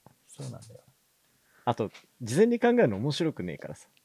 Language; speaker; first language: Japanese; native; Japanese